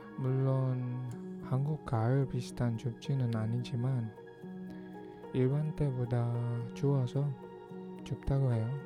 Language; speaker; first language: Korean; non-native, learner; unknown